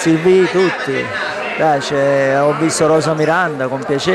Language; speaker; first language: Italian; native; Italian